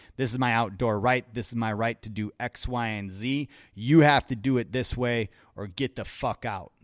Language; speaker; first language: English; native; English